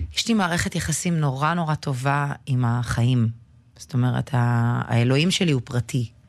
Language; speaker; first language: Hebrew; early bilingual, other home language; Russian